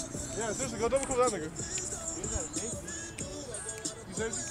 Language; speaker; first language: English; native; English